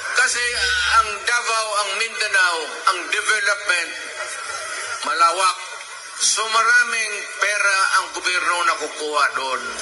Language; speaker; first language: Filipino; non-native, local second language; Cebuano